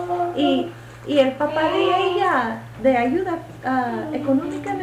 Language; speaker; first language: Spanish; non-native, fluent; English